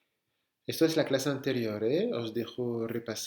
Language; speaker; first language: Spanish; non-native, fluent; French